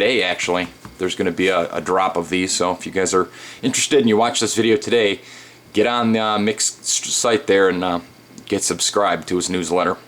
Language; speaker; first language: English; native; English